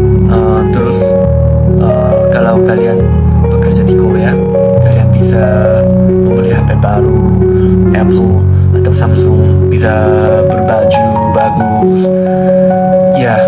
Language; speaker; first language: Indonesian; non-native, learner; Korean